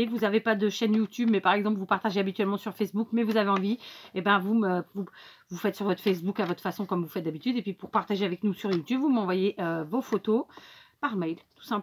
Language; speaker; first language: French; native; French